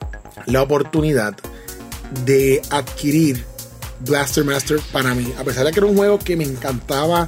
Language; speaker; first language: Spanish; native; Spanish